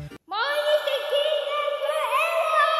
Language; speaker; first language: Japanese; early bilingual, heritage; Japanese